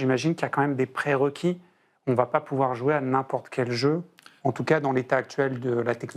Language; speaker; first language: French; native; French